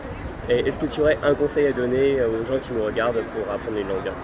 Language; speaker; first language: French; native; French